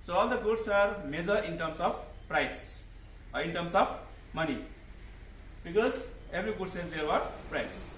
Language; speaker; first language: English; non-native, local second language; Nepali